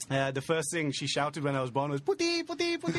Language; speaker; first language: English; native; English